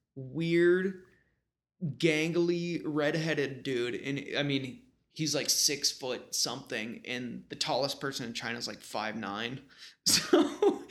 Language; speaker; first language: English; native; English